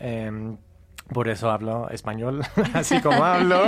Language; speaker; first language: Spanish; non-native, fluent; English